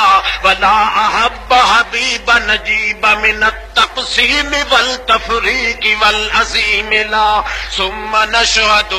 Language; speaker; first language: Arabic; non-native, fluent; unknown